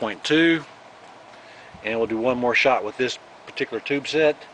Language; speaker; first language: English; native; English